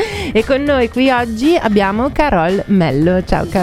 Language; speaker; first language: Italian; native; Italian